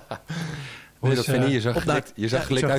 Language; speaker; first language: Dutch; native; Dutch